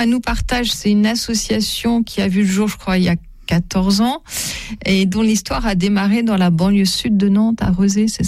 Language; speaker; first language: French; native; French